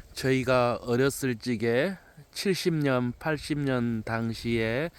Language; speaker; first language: Korean; native; Korean